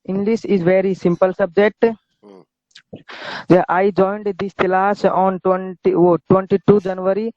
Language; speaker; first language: English; non-native, learner; Hindi